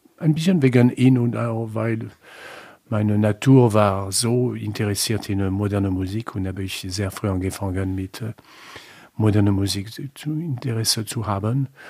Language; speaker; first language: German; non-native, fluent; French